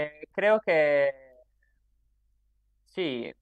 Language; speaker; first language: Spanish; non-native, fluent; Italian